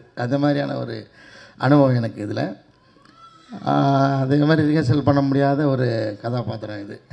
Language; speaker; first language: Tamil; native; Tamil